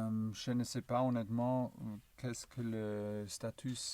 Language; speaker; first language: French; non-native, learner; German